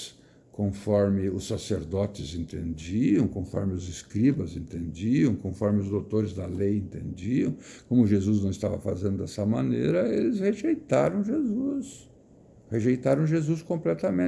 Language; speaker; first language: Portuguese; native; Portuguese